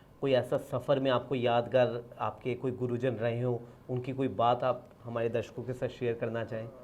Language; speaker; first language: Hindi; native; Hindi